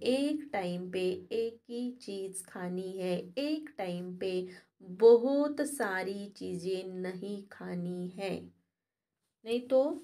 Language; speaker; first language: Hindi; non-native, local second language; Marathi